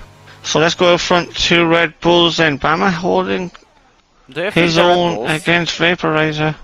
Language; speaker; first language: English; native; English